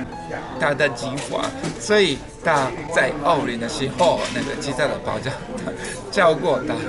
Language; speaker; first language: Chinese; non-native, learner; Japanese